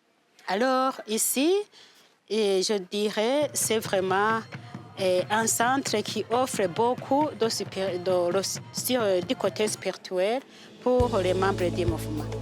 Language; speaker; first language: French; non-native, local second language; Rundi